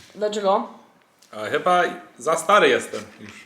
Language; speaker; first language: Polish; non-native, fluent; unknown